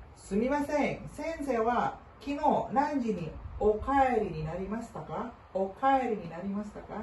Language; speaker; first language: Japanese; non-native, fluent; Indonesian